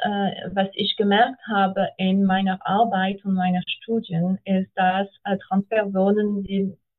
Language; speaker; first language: German; non-native, fluent; English